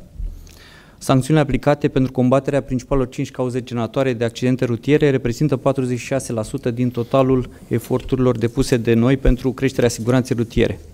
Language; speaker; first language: Romanian; native; Romanian